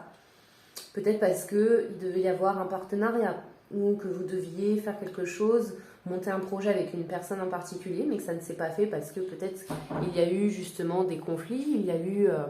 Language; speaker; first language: French; native; French